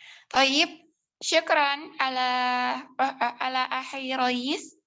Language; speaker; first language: Arabic; non-native, learner; Indonesian